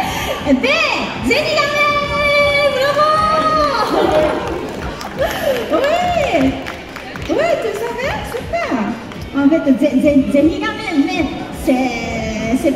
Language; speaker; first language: French; non-native, learner; Japanese